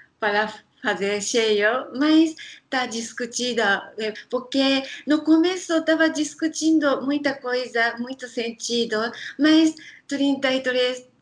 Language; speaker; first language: Portuguese; non-native, learner; Japanese